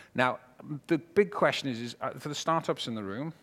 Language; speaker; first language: English; native; English